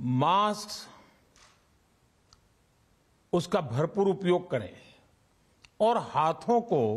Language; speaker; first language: Hindi; non-native, local second language; Gujarati